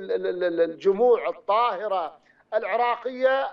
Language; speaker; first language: Arabic; native; Arabic